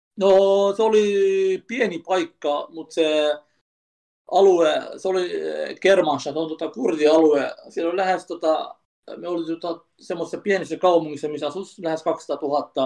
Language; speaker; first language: Finnish; early bilingual, other home language; Kurdish